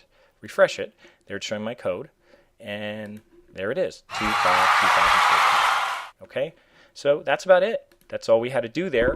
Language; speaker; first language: English; native; English